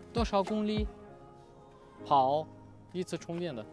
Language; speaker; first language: Chinese; non-native, learner; Tajik